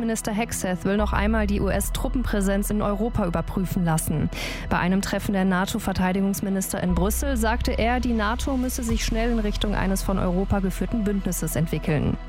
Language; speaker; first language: German; native; German